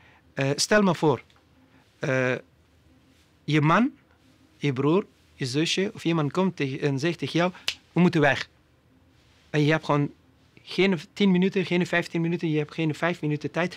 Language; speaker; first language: Dutch; non-native, learner; Persian